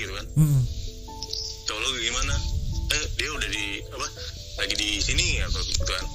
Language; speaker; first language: Indonesian; native; Indonesian